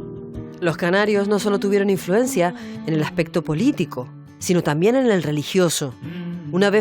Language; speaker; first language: Spanish; native; Spanish